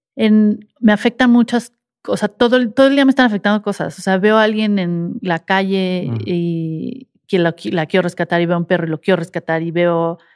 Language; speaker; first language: Spanish; native; Spanish